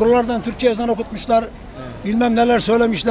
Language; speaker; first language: Turkish; native; Turkish